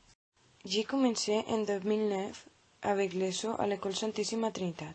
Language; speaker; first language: French; non-native, learner; Catalan